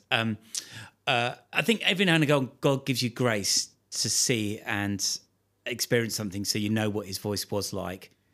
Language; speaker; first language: English; native; English